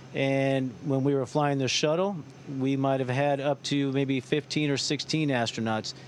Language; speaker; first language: English; early bilingual, other home language; Spanish